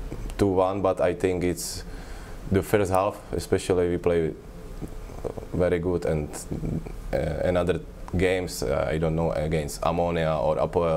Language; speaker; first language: English; non-native, learner; Czech